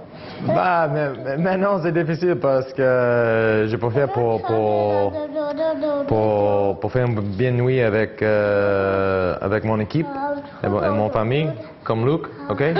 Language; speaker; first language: French; non-native, learner; English